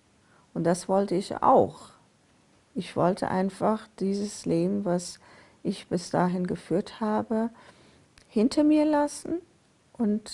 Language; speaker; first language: German; non-native, fluent; Persian